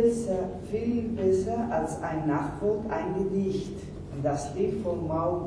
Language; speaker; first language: German; non-native, learner; Spanish